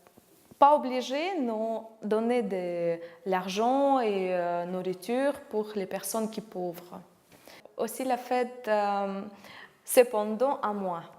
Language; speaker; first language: French; non-native, learner; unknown